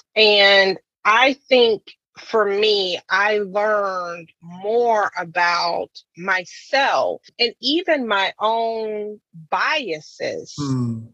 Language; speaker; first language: English; native; English